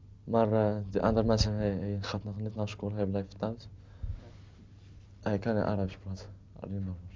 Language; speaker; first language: Dutch; non-native, learner; Arabic